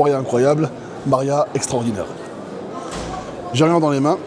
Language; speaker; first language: French; native; French